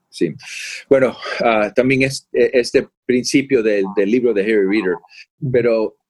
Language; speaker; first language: Spanish; early bilingual, heritage; Spanish